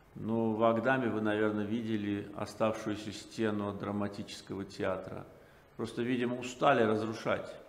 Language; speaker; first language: Russian; non-native, local second language; Azerbaijani